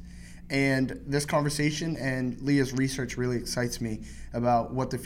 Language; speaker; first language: English; non-native, fluent; Spanish